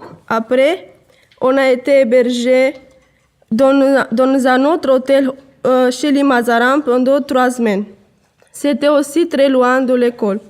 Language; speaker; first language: French; non-native, learner; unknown